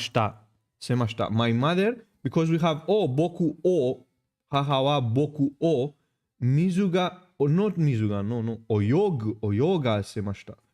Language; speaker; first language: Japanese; non-native, learner; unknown